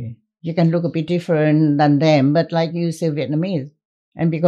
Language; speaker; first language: English; non-native, fluent; Vietnamese